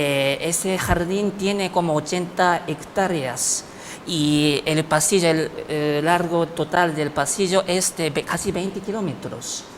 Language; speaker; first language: Spanish; non-native, fluent; Japanese